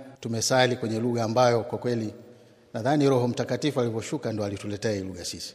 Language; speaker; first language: Swahili; native; Swahili